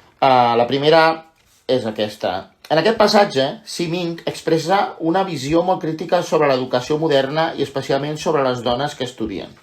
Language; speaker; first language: Catalan; native; Catalan